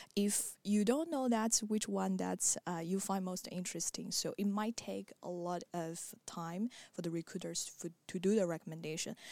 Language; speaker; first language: English; non-native, fluent; Chinese